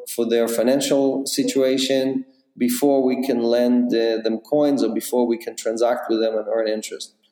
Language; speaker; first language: English; non-native, fluent; Russian